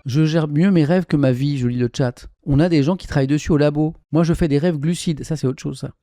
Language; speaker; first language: French; native; French